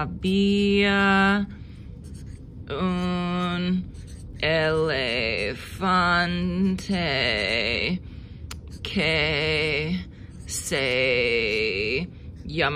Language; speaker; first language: Spanish; non-native, fluent; English